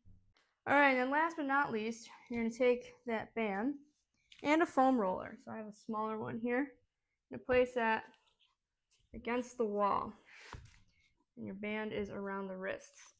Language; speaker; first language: English; native; English